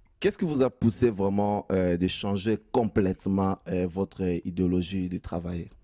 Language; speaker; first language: French; non-native, local second language; Lingala